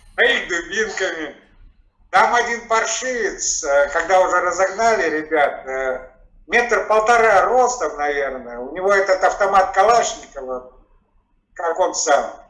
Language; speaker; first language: Russian; native; Russian